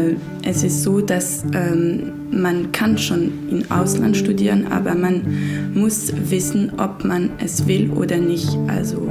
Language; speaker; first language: German; early bilingual, heritage; German